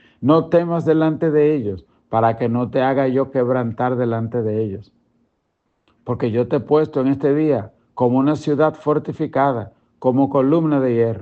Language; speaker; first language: Spanish; native; Spanish